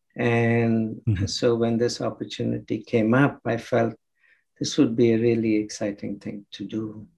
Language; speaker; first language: English; non-native, local second language; Telugu